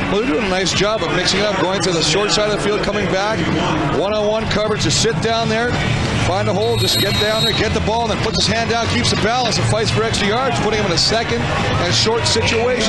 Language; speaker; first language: English; native; English